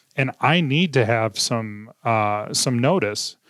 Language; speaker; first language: English; native; English